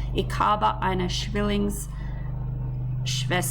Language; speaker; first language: German; non-native, fluent; English